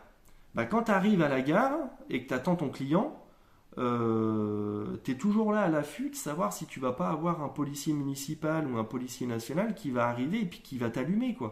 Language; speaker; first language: French; native; French